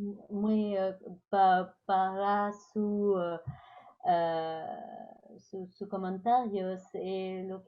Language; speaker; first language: Spanish; non-native, learner; French